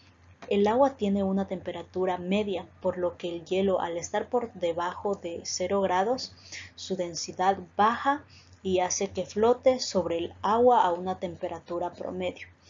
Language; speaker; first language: Spanish; native; Spanish